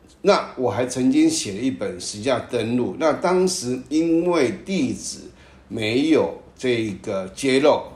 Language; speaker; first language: Chinese; native; Chinese